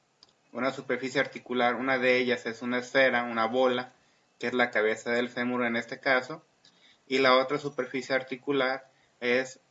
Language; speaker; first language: Spanish; native; Spanish